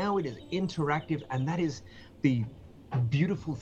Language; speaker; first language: English; native; English